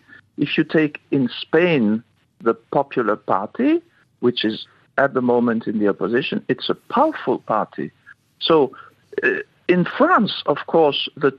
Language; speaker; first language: English; non-native, fluent; French